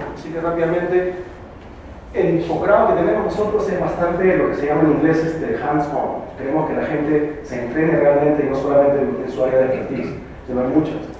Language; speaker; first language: Spanish; native; Spanish